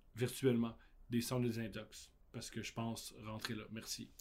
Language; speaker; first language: French; native; French